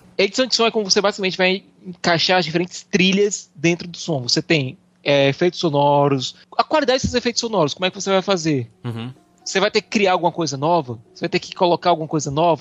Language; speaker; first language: Portuguese; native; Portuguese